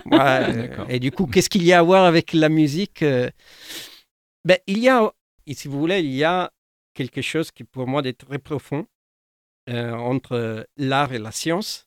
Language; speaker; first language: French; non-native, fluent; Italian